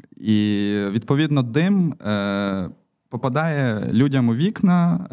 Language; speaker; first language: Ukrainian; non-native, local second language; Russian